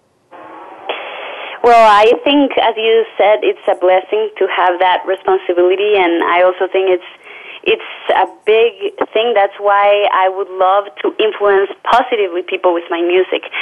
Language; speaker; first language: English; non-native, fluent; Spanish